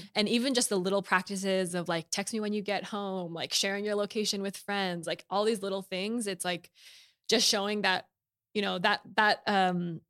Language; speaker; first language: English; native; English